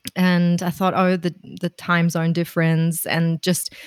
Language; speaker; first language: English; non-native, fluent; German